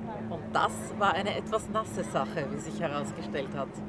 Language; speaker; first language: German; native; German